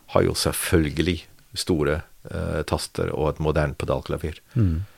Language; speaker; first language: Norwegian; non-native, fluent; Dutch